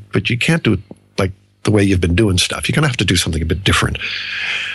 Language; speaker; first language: English; native; English